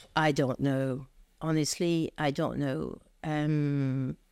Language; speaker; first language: English; non-native, fluent; French